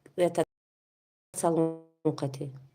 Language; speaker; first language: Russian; non-native, local second language; Tajik